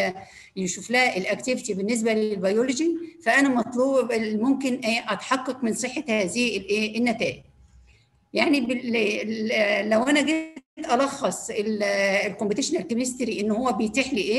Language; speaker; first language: Arabic; native; Arabic